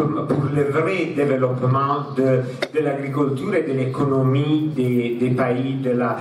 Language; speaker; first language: French; non-native, fluent; Italian